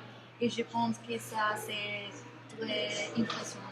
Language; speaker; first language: French; non-native, learner; Spanish